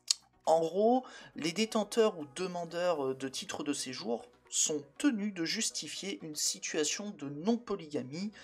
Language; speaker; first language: French; native; French